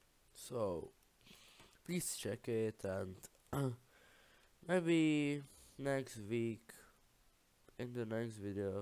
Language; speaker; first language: English; non-native, learner; Czech